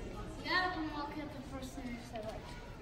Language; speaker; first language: Russian; early bilingual, heritage; Russian